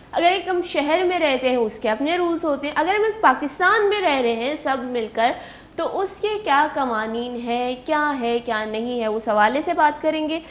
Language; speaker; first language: Urdu; non-native, local second language; Baluchi